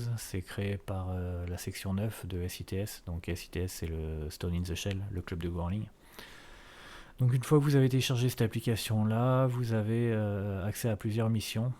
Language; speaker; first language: French; native; French